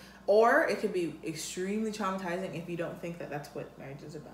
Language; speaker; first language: English; native; English